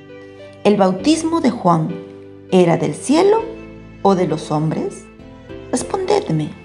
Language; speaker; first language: Spanish; native; Spanish